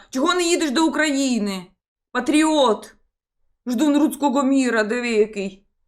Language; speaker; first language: Ukrainian; native; Ukrainian